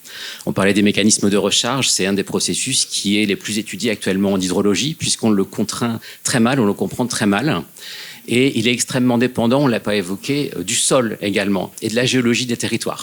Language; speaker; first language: French; native; French